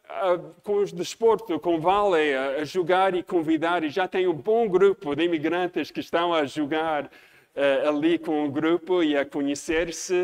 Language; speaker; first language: Portuguese; non-native, fluent; English